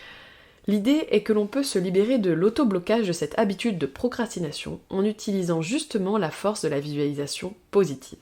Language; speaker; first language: French; native; French